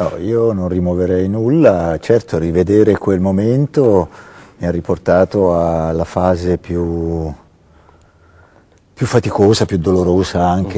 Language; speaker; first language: Italian; native; Italian